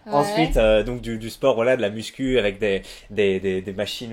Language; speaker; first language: French; native; French